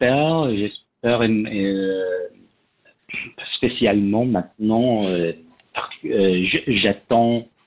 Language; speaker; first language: French; non-native, fluent; Persian